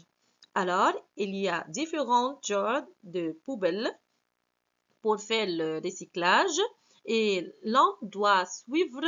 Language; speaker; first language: French; non-native, fluent; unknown